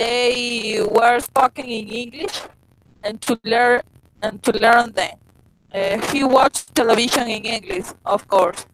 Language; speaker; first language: English; non-native, learner; Spanish